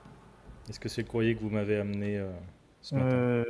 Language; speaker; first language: French; native; French